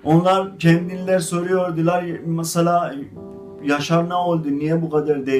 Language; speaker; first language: Turkish; non-native, learner; Azerbaijani